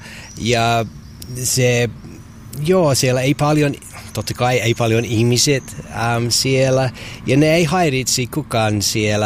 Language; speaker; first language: Finnish; non-native, learner; English